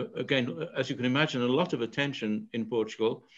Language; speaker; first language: English; native; English